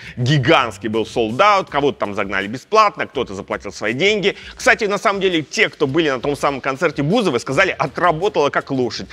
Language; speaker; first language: Russian; native; Russian